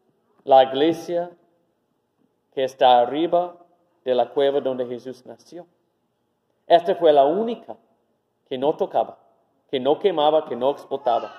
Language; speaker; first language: Spanish; non-native, fluent; English